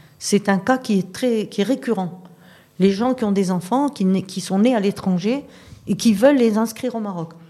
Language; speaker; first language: French; non-native, local second language; Arabic